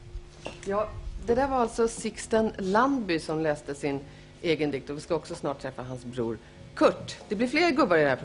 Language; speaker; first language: Swedish; native; Swedish